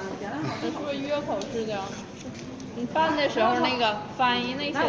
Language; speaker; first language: Chinese; native; Chinese